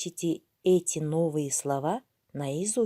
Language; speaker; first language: Russian; non-native, local second language; Kyrgyz